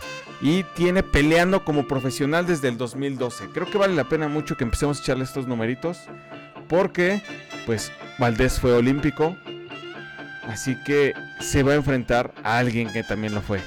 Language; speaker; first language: Spanish; native; Spanish